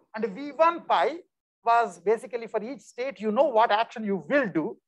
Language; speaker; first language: English; non-native, local second language; Telugu